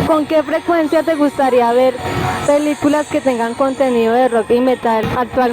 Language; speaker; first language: Spanish; native; Spanish